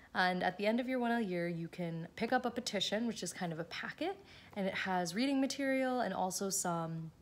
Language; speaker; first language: English; native; English